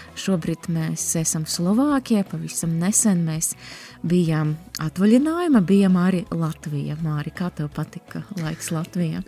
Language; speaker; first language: Latvian; non-native, local second language; Russian